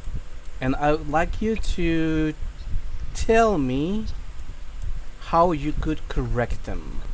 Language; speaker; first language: English; non-native, fluent; Spanish